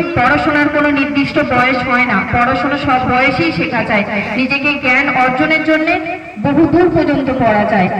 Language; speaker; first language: Bangla; non-native, local second language; Santali